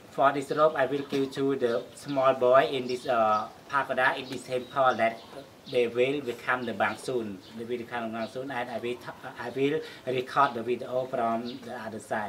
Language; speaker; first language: English; non-native, learner; Khmer